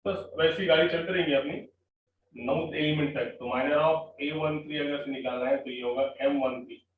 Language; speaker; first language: Hindi; non-native, local second language; Marathi